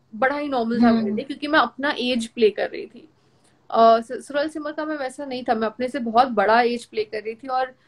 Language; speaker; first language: Hindi; non-native, local second language; Gujarati